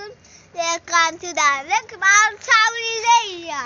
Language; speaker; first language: English; non-native, learner; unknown